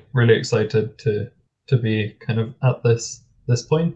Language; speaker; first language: English; native; English